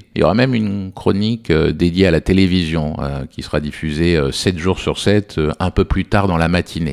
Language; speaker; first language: French; native; French